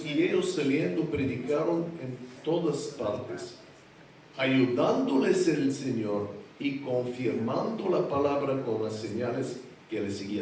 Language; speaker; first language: Spanish; non-native, fluent; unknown